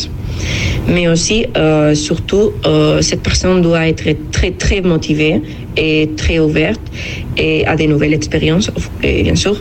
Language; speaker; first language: French; non-native, fluent; Spanish